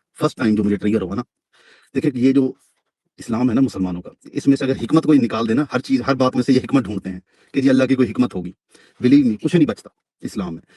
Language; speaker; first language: Urdu; native; Urdu